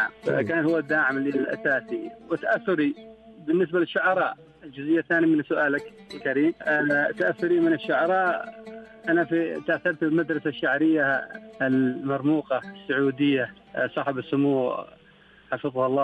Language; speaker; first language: Arabic; non-native, local second language; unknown